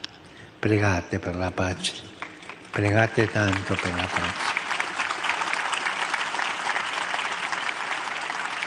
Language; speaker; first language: Italian; non-native, fluent; Spanish